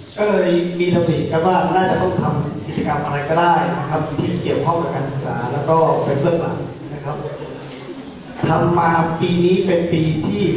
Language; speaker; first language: Thai; native; Thai